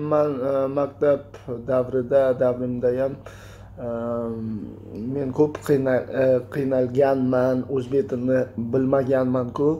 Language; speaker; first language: Uzbek; non-native, local second language; Russian